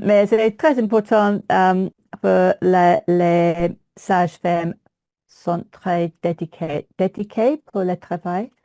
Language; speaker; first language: French; non-native, learner; English